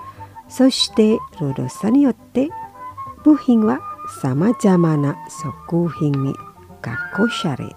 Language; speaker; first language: Japanese; non-native, fluent; Indonesian